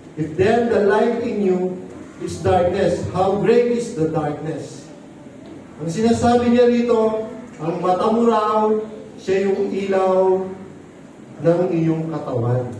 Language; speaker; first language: Filipino; non-native, local second language; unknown